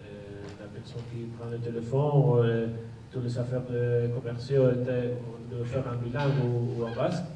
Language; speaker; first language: French; non-native, fluent; Basque